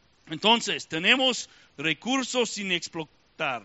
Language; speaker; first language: Spanish; non-native, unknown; English